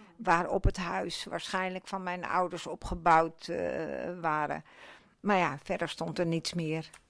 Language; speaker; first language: Dutch; early bilingual, other home language; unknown